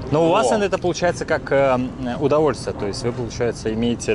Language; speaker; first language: Russian; native; Russian